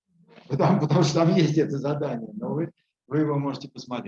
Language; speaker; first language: Russian; native; Russian